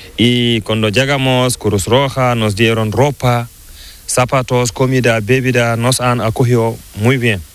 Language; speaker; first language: Spanish; non-native, learner; Fula